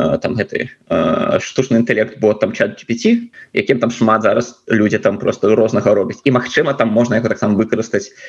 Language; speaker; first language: Belarusian; non-native, local second language; Russian